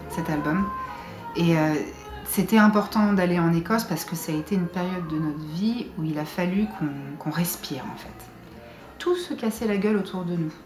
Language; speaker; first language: French; native; French